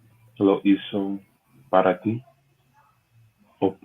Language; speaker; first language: Spanish; non-native, learner; English